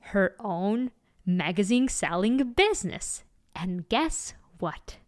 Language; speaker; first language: English; non-native, fluent; Ukrainian